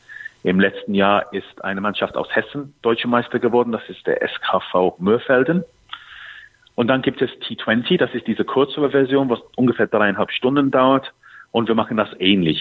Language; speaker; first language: German; non-native, fluent; English